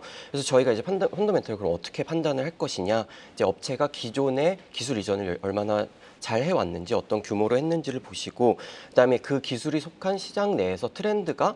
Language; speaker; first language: Korean; native; Korean